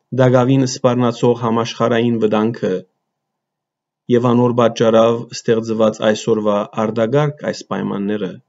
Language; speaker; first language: Armenian; early bilingual, heritage; Armenian